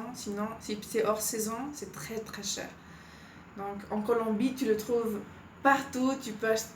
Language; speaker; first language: French; non-native, fluent; Spanish